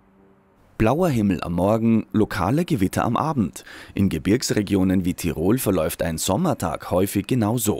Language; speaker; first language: German; native; German